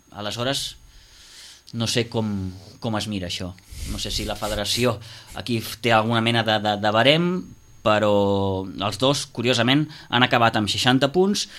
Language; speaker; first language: Catalan; native; Catalan